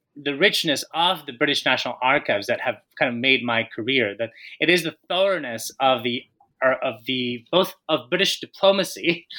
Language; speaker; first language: English; non-native, fluent; Spanish